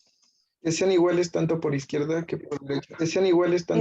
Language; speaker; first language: Spanish; native; Spanish